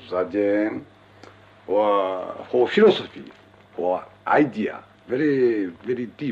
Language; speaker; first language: English; non-native, learner; Japanese